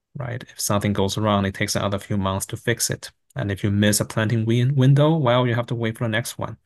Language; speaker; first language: English; non-native, fluent; Chinese